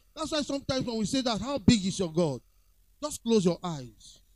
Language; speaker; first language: English; non-native, local second language; Yoruba